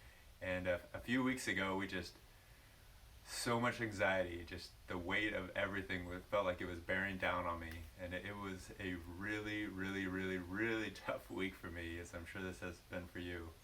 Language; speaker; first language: English; native; English